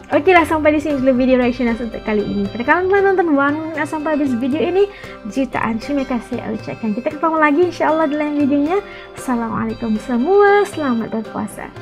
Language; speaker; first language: Malay; native; Malay